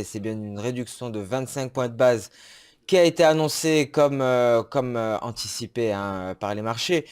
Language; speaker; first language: French; native; French